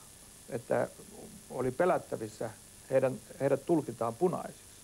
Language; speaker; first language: Finnish; native; Finnish